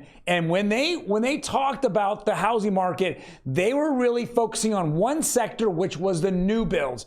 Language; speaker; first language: English; native; English